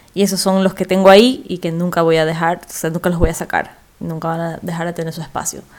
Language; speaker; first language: Spanish; native; Spanish